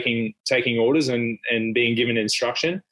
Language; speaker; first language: English; native; English